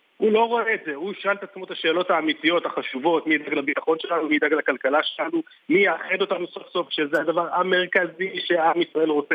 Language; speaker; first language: Hebrew; native; Hebrew